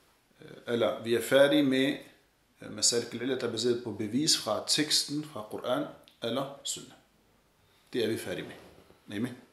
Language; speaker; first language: Danish; early bilingual, other home language; Arabic